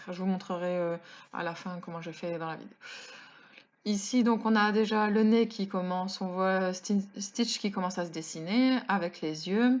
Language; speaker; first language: French; native; French